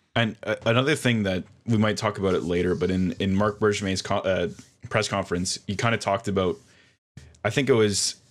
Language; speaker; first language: English; native; English